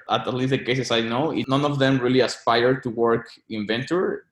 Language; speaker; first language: English; non-native, fluent; Spanish